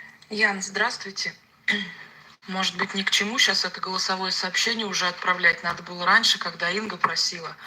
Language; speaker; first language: Russian; native; Russian